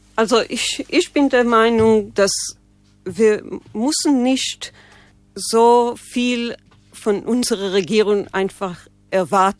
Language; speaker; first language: German; non-native, fluent; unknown